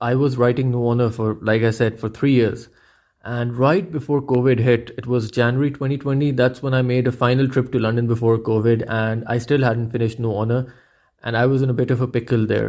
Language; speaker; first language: English; non-native, local second language; Urdu